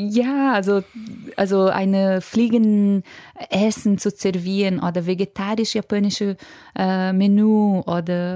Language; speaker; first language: German; non-native, fluent; Portuguese